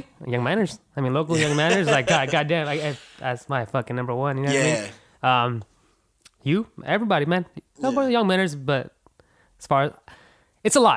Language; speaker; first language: English; native; English